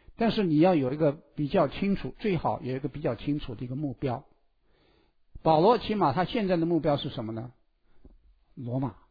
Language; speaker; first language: Chinese; native; Chinese